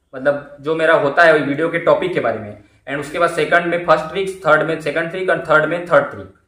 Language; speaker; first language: Hindi; native; Hindi